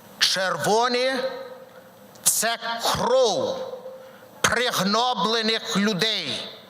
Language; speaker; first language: Ukrainian; early bilingual, heritage; Ukrainian